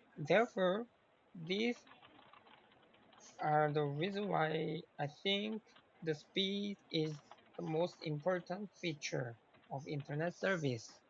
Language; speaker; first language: English; non-native, learner; Korean